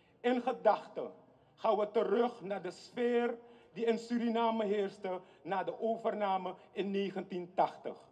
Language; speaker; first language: Dutch; native; Dutch